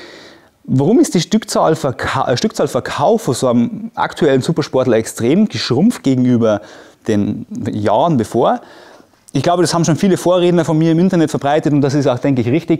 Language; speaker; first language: German; native; German